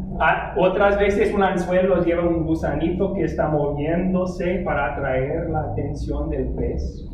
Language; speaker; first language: Spanish; non-native, fluent; English